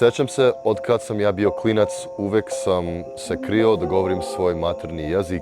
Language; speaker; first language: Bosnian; early bilingual, heritage; Serbian